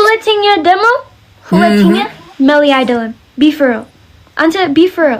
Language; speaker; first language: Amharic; early bilingual, heritage; English